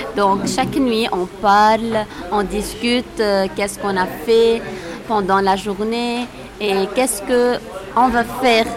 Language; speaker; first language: French; non-native, local second language; Arabic